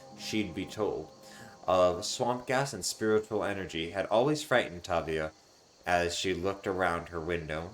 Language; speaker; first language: English; native; English